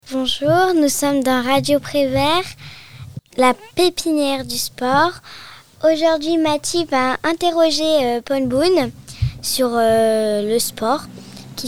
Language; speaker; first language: French; native; French